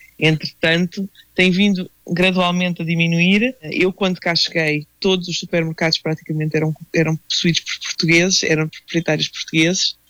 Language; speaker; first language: Portuguese; native; Portuguese